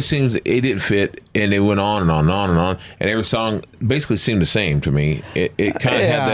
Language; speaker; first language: English; native; English